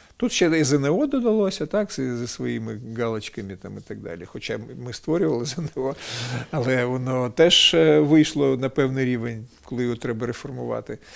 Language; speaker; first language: Ukrainian; non-native, local second language; Russian